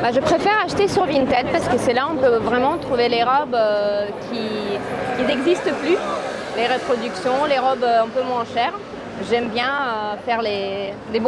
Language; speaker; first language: French; native; French